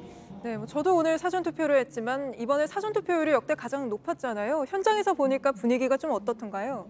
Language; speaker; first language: Korean; native; Korean